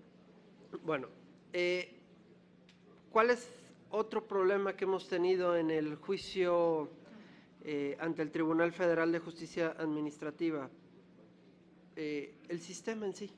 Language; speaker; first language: Spanish; native; Spanish